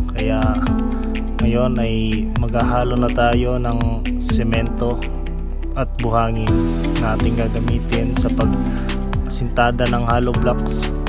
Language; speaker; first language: Filipino; non-native, local second language; Cebuano